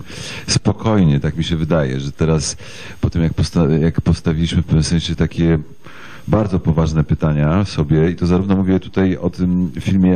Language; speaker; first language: Polish; native; Polish